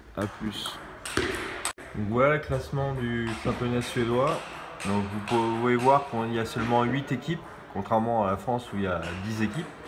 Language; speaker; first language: French; native; French